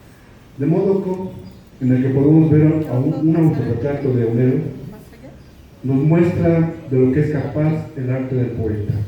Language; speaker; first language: Spanish; native; Spanish